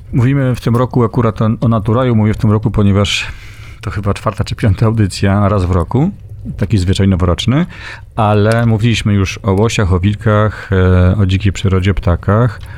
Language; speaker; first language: Polish; native; Polish